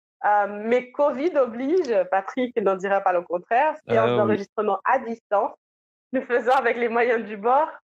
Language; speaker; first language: French; native; French